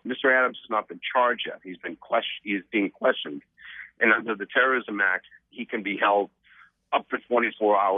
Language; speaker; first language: English; native; English